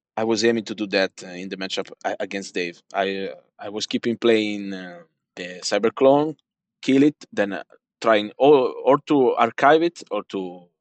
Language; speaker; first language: English; non-native, fluent; Italian